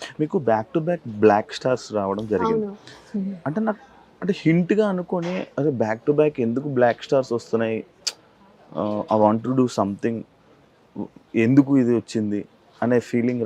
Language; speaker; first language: Telugu; native; Telugu